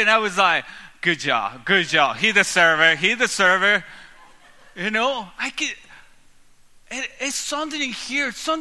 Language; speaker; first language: English; non-native, learner; Spanish